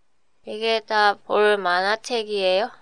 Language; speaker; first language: Korean; non-native, learner; Japanese